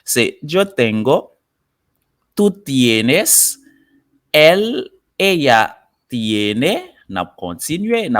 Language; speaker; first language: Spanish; non-native, fluent; Haitian Creole